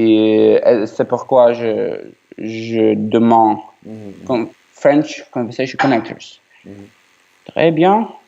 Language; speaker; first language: French; non-native, learner; Ukrainian